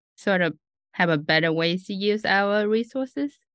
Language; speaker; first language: English; non-native, fluent; Vietnamese